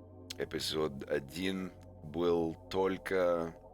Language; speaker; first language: Russian; non-native, learner; English